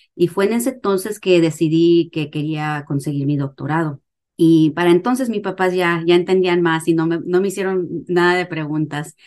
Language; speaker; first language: Spanish; early bilingual, heritage; Spanish